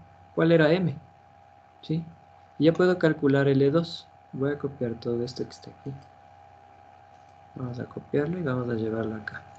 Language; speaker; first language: Spanish; native; Spanish